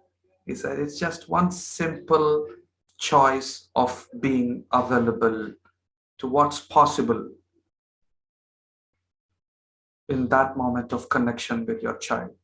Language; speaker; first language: English; non-native, local second language; Hindi